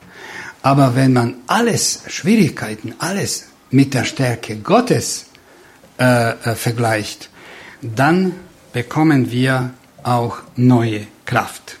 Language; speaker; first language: German; non-native, fluent; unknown